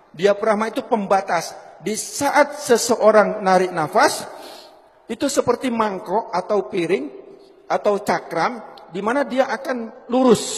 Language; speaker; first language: Indonesian; native; Indonesian